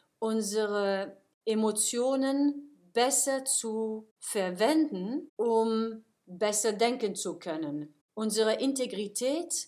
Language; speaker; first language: German; non-native, fluent; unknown